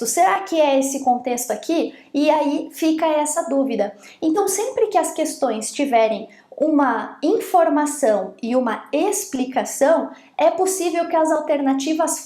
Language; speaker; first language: Portuguese; native; Portuguese